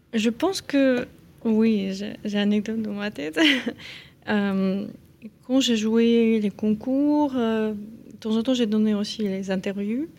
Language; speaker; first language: French; non-native, fluent; Ukrainian